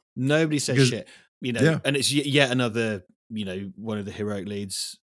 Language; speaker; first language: English; native; English